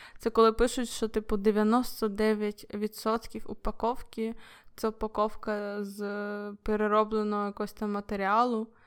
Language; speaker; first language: Ukrainian; non-native, local second language; Russian